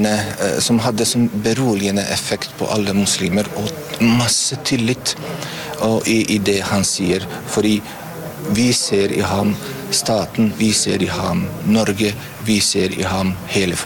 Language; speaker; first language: Norwegian; non-native, learner; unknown